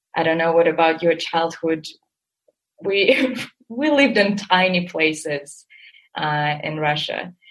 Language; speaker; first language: English; non-native, fluent; Russian